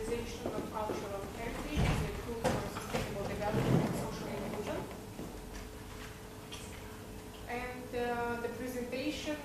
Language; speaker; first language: English; non-native, fluent; Romanian